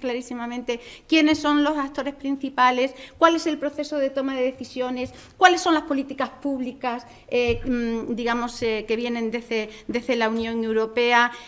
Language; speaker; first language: Spanish; native; Spanish